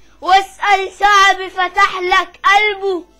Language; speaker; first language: Arabic; native; Arabic